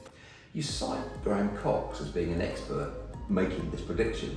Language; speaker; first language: English; native; English